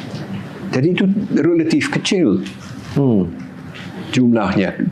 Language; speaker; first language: Indonesian; non-native, fluent; Dutch